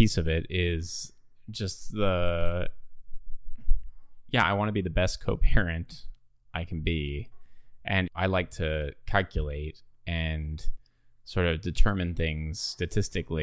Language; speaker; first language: English; native; English